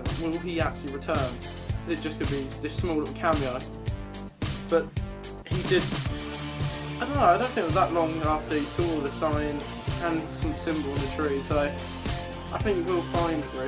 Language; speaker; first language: English; native; English